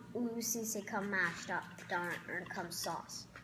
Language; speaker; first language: French; non-native, learner; English